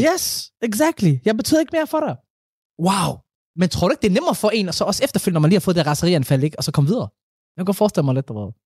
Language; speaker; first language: Danish; early bilingual, other home language; Somali